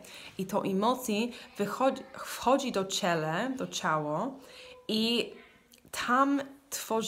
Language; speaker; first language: Polish; non-native, learner; English